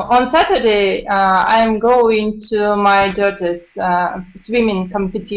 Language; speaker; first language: English; non-native, learner; Russian